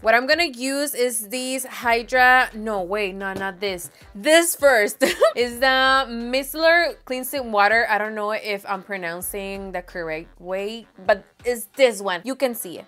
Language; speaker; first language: English; non-native, fluent; Spanish